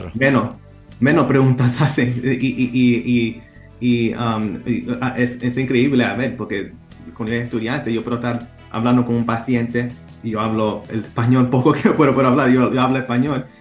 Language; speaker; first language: Spanish; early bilingual, heritage; Spanish